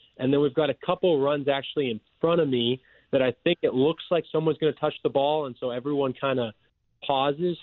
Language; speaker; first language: English; native; English